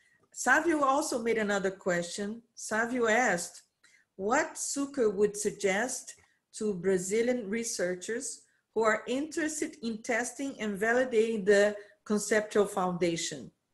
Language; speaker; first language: English; non-native, fluent; Portuguese